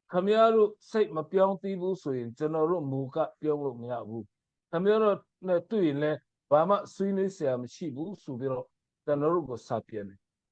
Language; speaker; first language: Burmese; non-native, local second language; Mizo